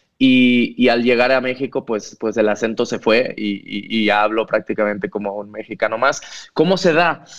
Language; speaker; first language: Spanish; non-native, local second language; Catalan